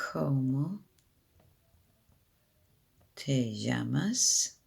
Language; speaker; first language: Spanish; non-native, learner; Persian